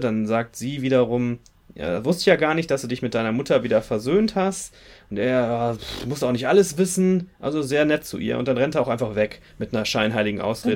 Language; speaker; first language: German; native; German